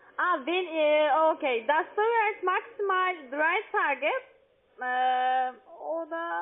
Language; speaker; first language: German; non-native, learner; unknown